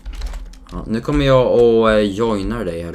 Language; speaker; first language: Swedish; native; Swedish